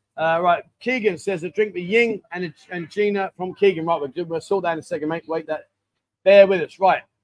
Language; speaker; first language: English; native; English